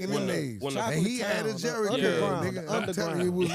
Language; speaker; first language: English; native; English